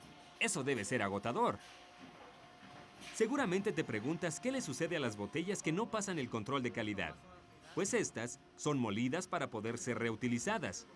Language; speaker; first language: Spanish; native; Spanish